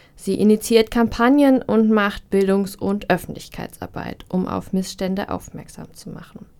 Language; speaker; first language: German; native; German